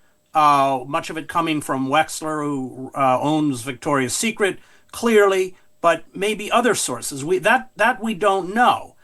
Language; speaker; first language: English; native; English